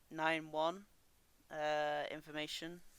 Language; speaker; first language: English; native; English